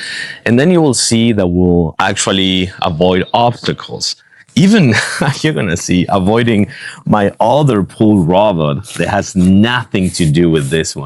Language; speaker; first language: English; non-native, fluent; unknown